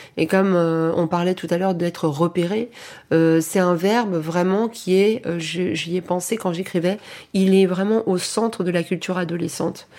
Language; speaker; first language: French; early bilingual, heritage; French